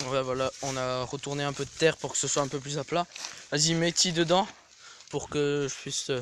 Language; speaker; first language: French; native; French